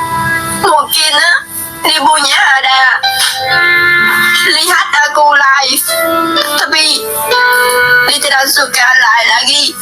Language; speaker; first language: Indonesian; non-native, learner; Vietnamese